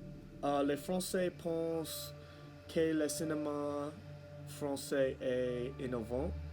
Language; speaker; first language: French; non-native, learner; English